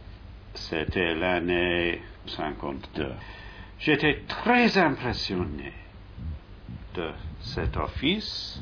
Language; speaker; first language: French; non-native, fluent; English